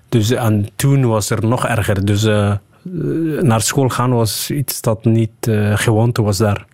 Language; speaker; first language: Dutch; early bilingual, other home language; Somali